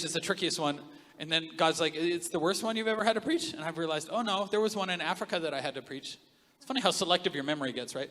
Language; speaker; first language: English; native; English